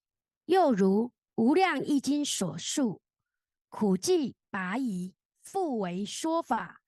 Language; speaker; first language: Chinese; native; Chinese